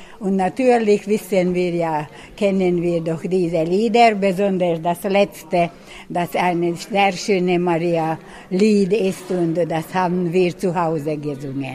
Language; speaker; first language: German; non-native, local second language; Hungarian